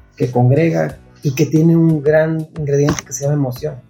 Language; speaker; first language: Spanish; native; Spanish